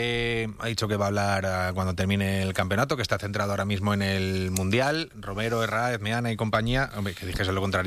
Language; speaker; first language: Spanish; native; Spanish